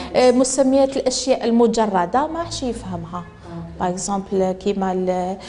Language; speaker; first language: Arabic; native; Arabic